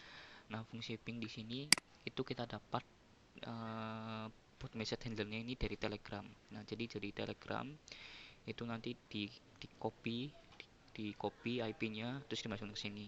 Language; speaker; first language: Indonesian; native; Indonesian